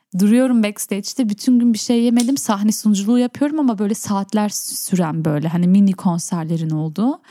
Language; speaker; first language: Turkish; early bilingual, heritage; Turkish